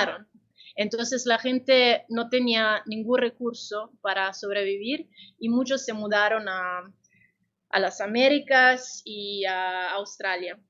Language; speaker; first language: Spanish; non-native, fluent; Italian